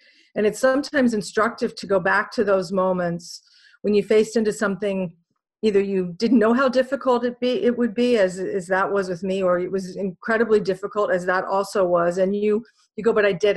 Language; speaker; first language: English; native; English